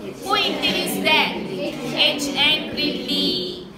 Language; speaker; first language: English; non-native, local second language; Tamil